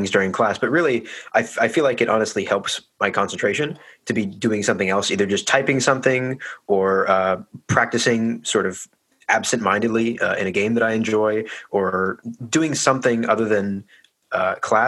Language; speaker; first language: English; native; English